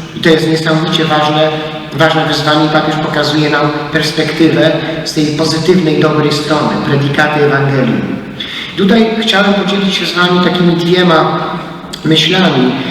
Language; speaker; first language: Polish; native; Polish